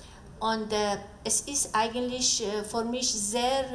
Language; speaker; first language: German; non-native, learner; Persian